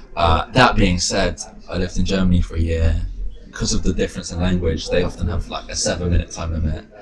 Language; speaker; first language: English; native; English